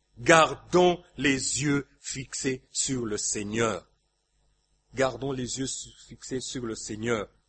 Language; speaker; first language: French; non-native, local second language; Lingala